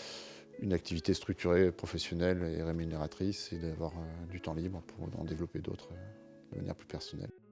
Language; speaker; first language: French; native; French